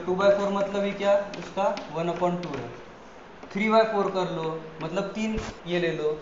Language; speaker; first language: Hindi; non-native, local second language; Marathi